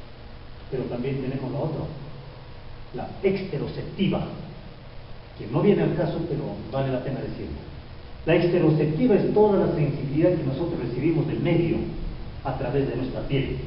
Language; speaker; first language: Spanish; native; Spanish